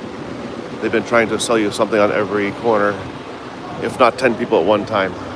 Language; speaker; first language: English; native; English